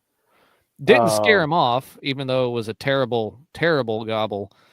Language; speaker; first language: English; native; English